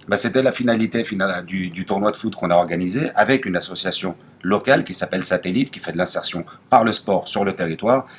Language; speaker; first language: French; native; French